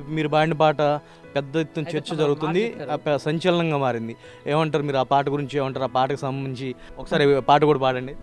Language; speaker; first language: Telugu; native; Telugu